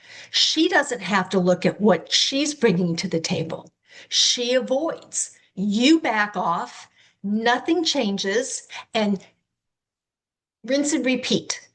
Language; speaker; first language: English; native; English